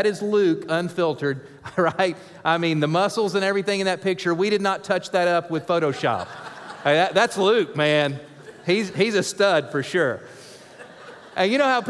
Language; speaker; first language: English; native; English